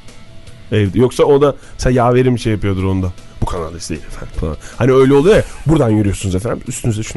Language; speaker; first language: Turkish; native; Turkish